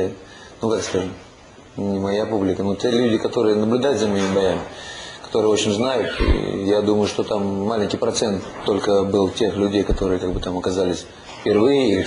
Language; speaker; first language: Russian; native; Russian